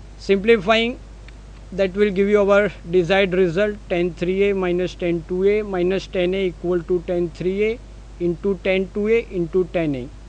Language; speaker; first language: English; non-native, local second language; Gujarati